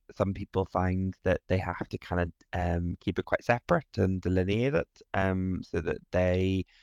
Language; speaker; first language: English; native; English